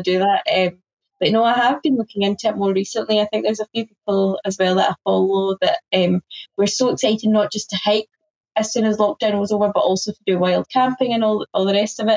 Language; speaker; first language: English; native; English